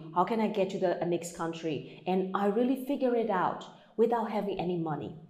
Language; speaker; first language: English; non-native, fluent; Burmese